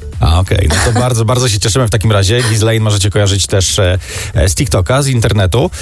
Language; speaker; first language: Polish; native; Polish